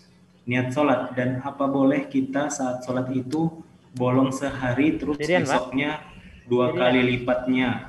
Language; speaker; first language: Indonesian; native; Indonesian